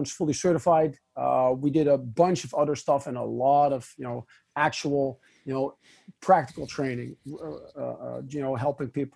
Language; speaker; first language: English; non-native, fluent; Dutch